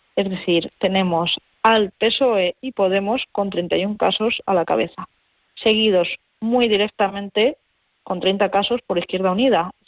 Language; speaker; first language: Spanish; native; Spanish